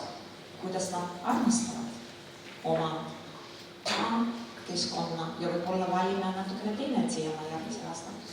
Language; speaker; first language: Estonian; non-native, local second language; Russian